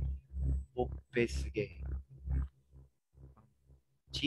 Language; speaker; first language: Japanese; non-native, learner; English